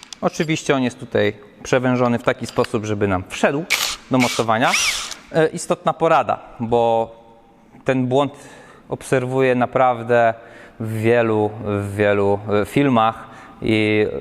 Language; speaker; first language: Polish; native; Polish